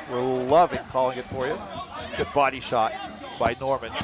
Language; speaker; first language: English; native; English